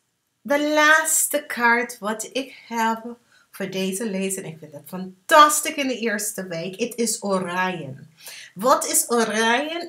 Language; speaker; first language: Dutch; early bilingual, heritage; English